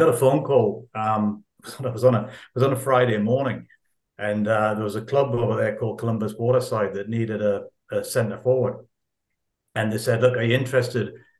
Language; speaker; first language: English; native; English